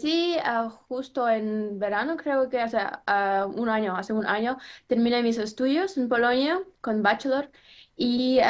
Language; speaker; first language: Spanish; non-native, learner; Ukrainian